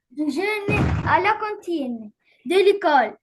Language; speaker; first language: French; non-native, learner; Arabic